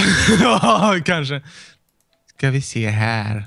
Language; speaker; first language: Swedish; native; Swedish